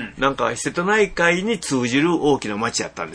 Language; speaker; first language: Japanese; native; Japanese